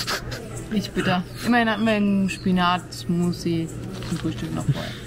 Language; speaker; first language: German; native; German